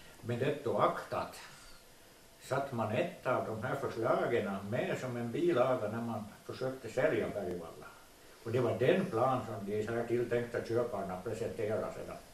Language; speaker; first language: Swedish; native; Swedish